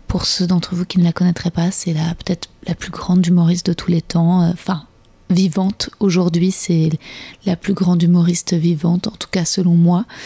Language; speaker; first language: French; native; French